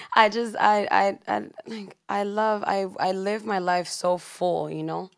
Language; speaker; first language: English; early bilingual, other home language; Spanish